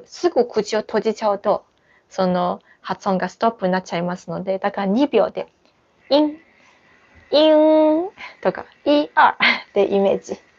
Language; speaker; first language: Japanese; non-native, fluent; Chinese